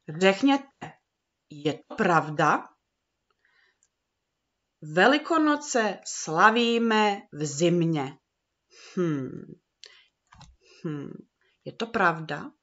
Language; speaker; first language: Czech; early bilingual, heritage; Czech